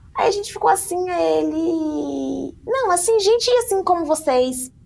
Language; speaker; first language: Portuguese; native; Portuguese